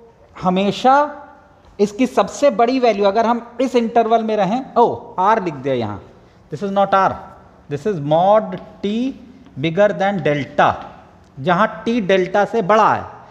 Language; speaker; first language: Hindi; native; Hindi